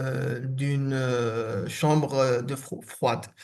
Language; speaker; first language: French; non-native, local second language; Arabic